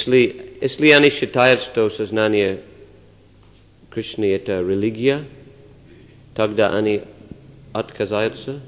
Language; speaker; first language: Russian; non-native, fluent; English